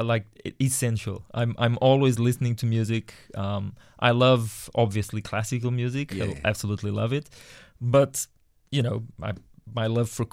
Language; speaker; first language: English; non-native, fluent; Portuguese